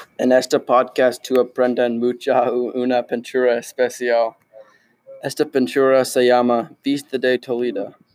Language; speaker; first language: Spanish; non-native, learner; English